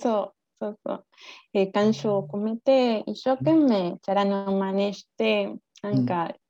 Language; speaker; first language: Japanese; non-native, learner; Spanish